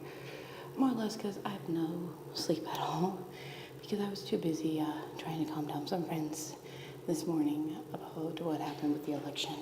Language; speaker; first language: English; native; English